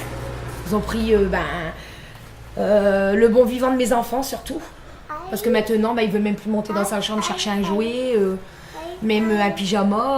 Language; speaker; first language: French; native; French